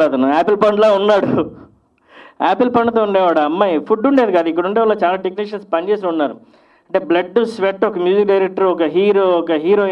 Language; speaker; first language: Telugu; native; Telugu